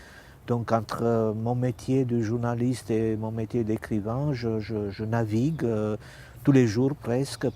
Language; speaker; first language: French; non-native, fluent; Romanian